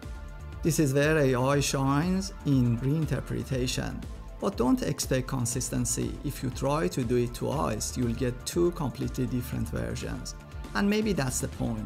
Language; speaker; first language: English; non-native, fluent; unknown